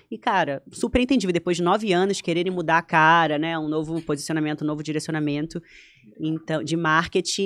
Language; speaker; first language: Portuguese; native; Portuguese